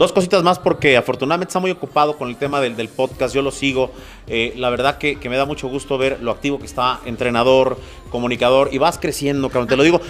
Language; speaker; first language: Spanish; native; Spanish